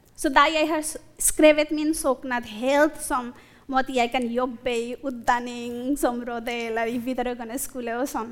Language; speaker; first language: Norwegian; non-native, fluent; Bangla